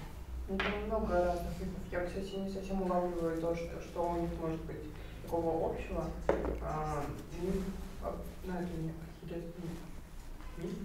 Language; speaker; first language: Russian; native; Russian